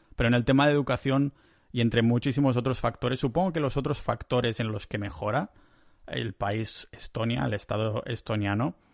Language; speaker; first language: Spanish; native; Spanish